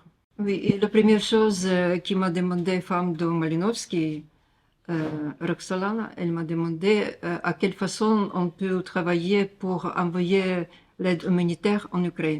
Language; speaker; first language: French; non-native, learner; Ukrainian